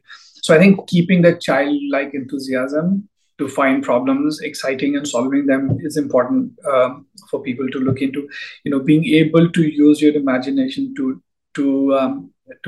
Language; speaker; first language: English; non-native, local second language; Hindi